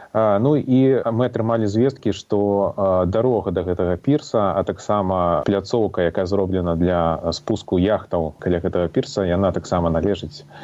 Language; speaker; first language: Belarusian; non-native, local second language; Russian